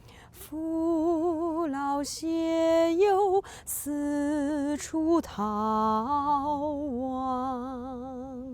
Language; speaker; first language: Chinese; native; Chinese